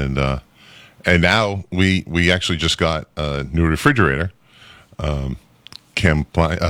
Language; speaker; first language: English; native; English